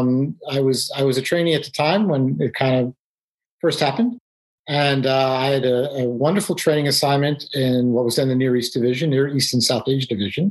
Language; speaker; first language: English; native; English